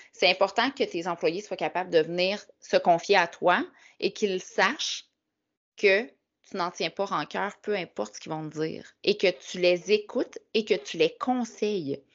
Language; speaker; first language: French; native; French